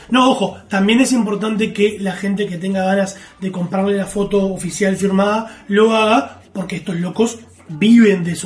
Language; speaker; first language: Spanish; native; Spanish